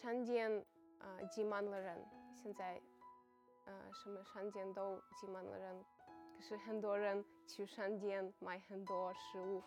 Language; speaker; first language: Chinese; non-native, fluent; Ukrainian